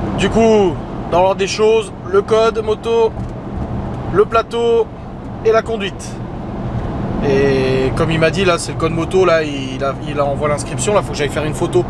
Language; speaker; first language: French; native; French